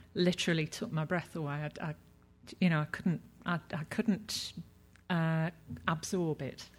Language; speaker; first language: English; native; English